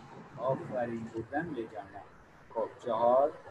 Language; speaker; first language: Persian; non-native, fluent; Urdu